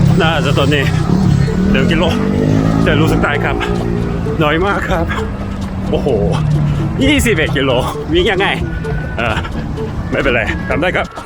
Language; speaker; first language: Thai; non-native, learner; Korean